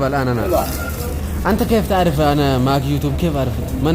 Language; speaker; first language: Arabic; non-native, learner; Oromo